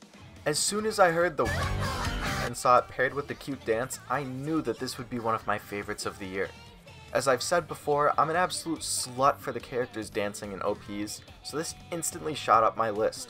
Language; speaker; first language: English; native; English